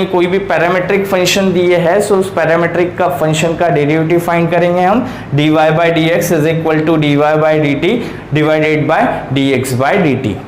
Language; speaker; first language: Hindi; native; Hindi